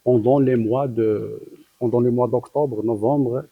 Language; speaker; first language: French; non-native, local second language; Arabic